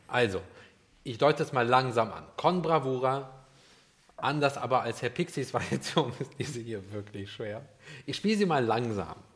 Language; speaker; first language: German; early bilingual, other home language; Russian